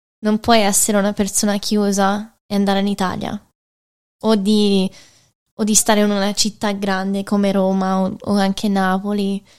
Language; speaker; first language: Italian; early bilingual, heritage; English